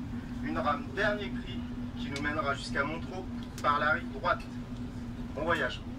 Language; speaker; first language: French; native; French